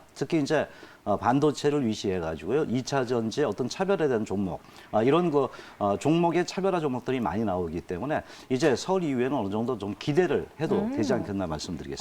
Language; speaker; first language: Korean; native; Korean